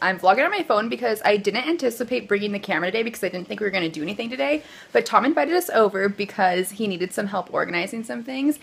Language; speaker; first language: English; native; English